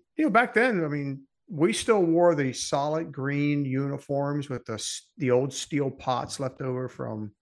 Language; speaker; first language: English; early bilingual, other home language; French